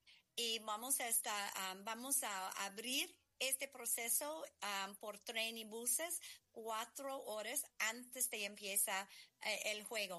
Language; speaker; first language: Spanish; non-native, fluent; English